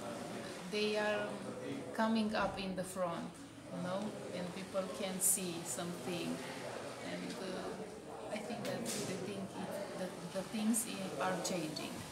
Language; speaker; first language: English; non-native, fluent; Romanian